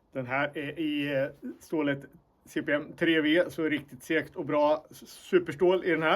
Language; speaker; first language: Swedish; native; Swedish